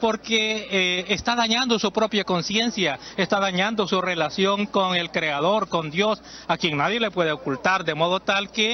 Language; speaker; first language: Spanish; native; Spanish